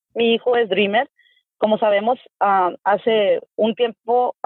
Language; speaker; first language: Spanish; native; Spanish